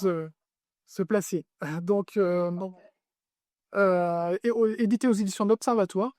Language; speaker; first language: French; native; French